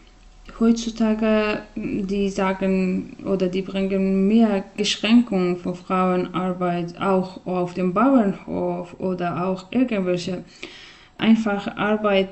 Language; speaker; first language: German; non-native, learner; Persian